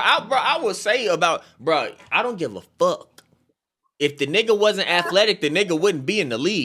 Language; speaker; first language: English; native; English